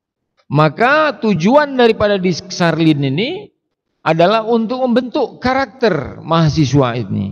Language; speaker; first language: Indonesian; native; Indonesian